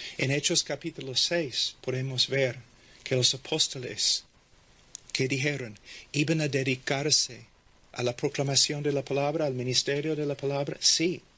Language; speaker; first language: Spanish; non-native, fluent; English